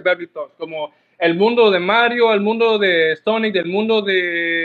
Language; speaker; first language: Spanish; non-native, learner; English